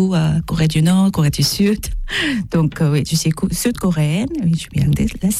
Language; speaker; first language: French; non-native, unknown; Korean